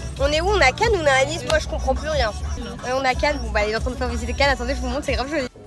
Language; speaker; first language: French; native; French